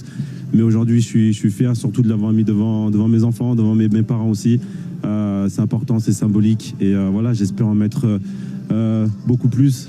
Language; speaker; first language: French; native; French